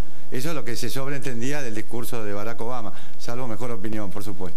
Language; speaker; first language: Spanish; native; Spanish